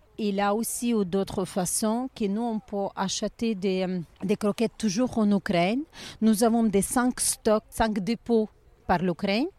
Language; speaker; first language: French; non-native, learner; Ukrainian